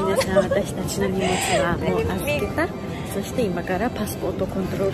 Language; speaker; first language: Japanese; non-native, fluent; Georgian